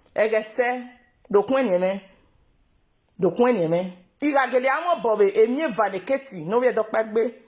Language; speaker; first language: Nigerian Pidgin; non-native, local second language; Yoruba